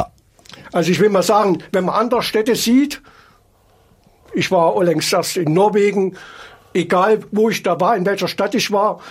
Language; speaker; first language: German; native; German